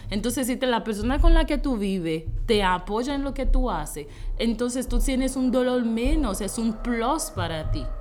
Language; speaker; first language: Spanish; non-native, fluent; Haitian Creole